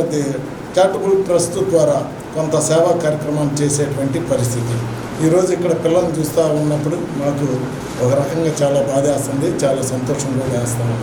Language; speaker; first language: Telugu; native; Telugu